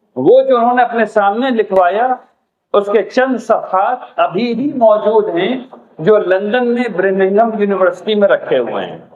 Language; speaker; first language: Urdu; native; Urdu